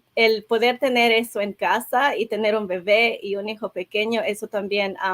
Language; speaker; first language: Spanish; early bilingual, heritage; Spanish